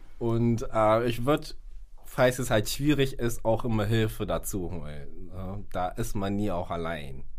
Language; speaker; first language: German; early bilingual, other home language; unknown